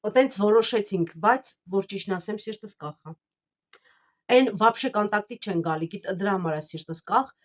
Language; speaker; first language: Armenian; native; Armenian